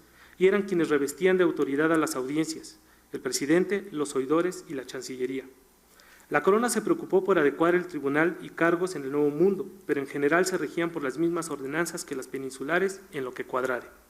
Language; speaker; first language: Spanish; native; Spanish